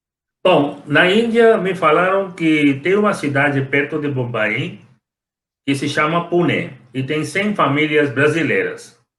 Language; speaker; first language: Portuguese; non-native, fluent; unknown